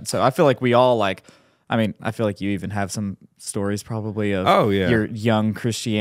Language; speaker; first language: English; native; English